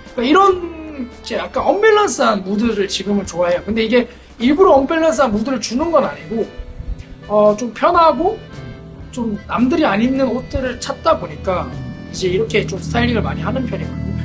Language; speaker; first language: Korean; native; Korean